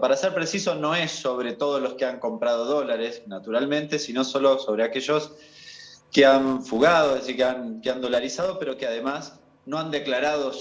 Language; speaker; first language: Spanish; native; Spanish